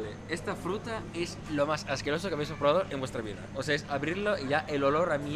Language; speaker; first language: Spanish; native; Spanish